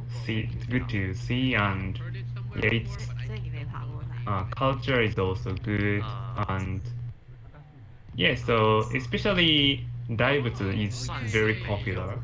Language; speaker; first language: English; non-native, learner; Japanese